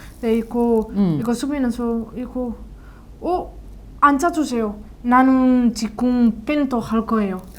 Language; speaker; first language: Korean; non-native, learner; Spanish